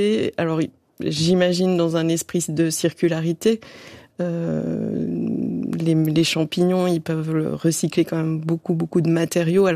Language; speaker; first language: French; native; French